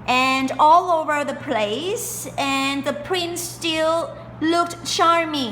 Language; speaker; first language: English; non-native, fluent; Thai